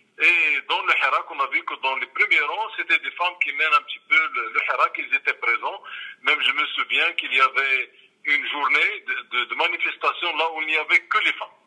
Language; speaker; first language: French; non-native, local second language; Arabic